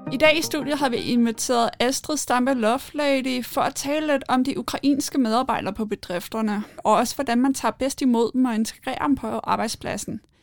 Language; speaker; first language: Danish; native; Danish